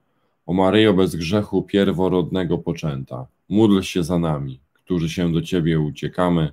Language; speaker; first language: Polish; native; Polish